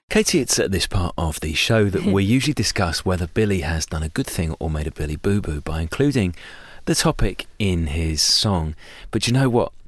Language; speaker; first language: English; native; English